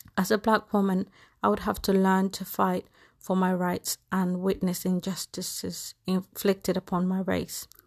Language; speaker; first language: English; native; English